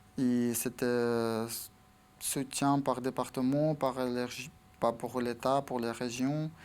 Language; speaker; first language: French; non-native, fluent; Ukrainian